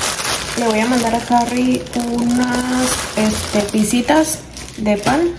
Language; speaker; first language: Spanish; native; Spanish